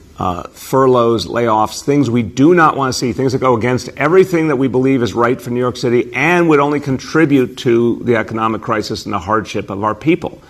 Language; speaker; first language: English; native; English